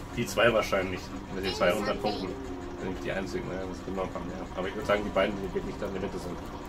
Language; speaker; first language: German; native; German